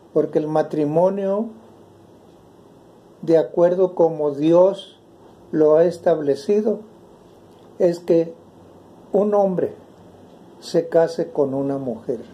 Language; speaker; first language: Spanish; native; Spanish